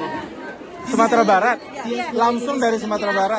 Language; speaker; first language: Indonesian; native; Indonesian